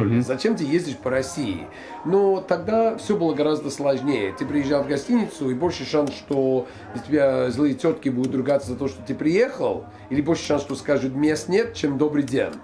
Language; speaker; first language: Russian; non-native, fluent; English